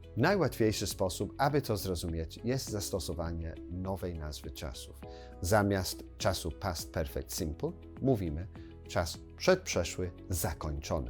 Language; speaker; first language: Polish; non-native, fluent; English